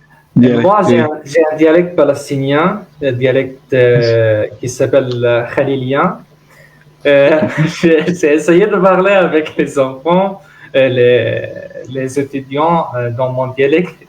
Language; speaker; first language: French; non-native, learner; Arabic